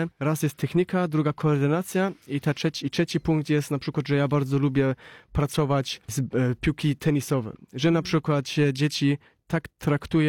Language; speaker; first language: Polish; early bilingual, heritage; Polish